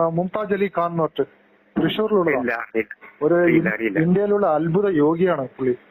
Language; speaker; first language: Malayalam; non-native, local second language; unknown